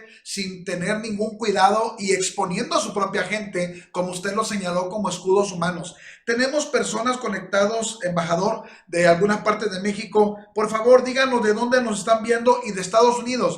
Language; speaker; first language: Spanish; native; Spanish